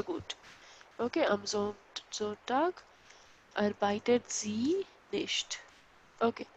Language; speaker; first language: German; non-native, local second language; Hindi